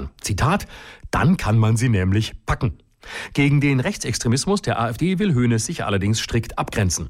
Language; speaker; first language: German; native; German